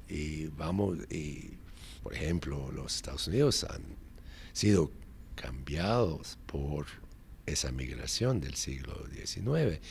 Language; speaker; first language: Spanish; non-native, fluent; English